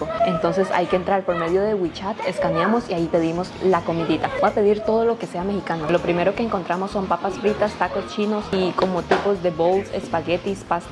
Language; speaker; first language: Spanish; native; Spanish